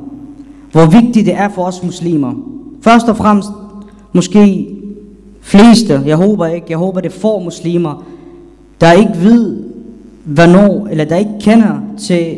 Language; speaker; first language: Danish; non-native, fluent; Arabic